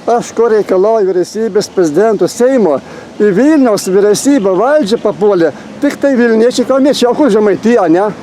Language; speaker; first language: Lithuanian; native; Lithuanian